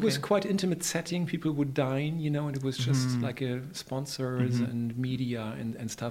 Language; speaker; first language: English; non-native, fluent; German